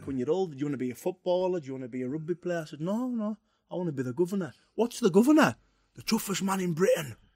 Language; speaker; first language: English; native; English